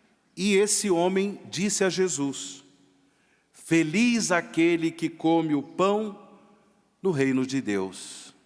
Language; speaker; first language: Portuguese; native; Portuguese